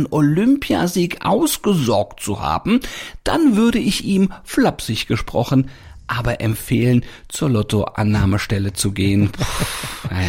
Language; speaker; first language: German; native; German